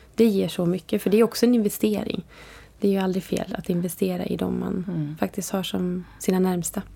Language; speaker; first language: Swedish; native; Swedish